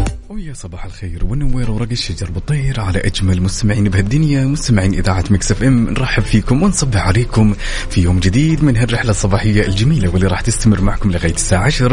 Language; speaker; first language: Arabic; native; Arabic